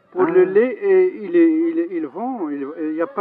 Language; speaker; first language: French; non-native, local second language; Arabic